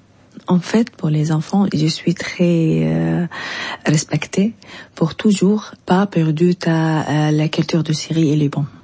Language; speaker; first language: French; non-native, learner; Arabic